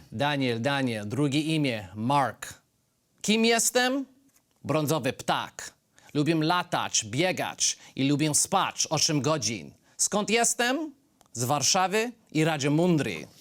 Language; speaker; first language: Polish; non-native, learner; English